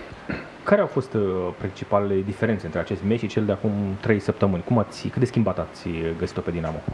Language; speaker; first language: Romanian; native; Romanian